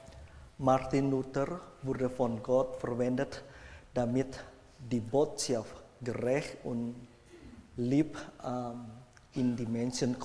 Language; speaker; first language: German; non-native, fluent; Indonesian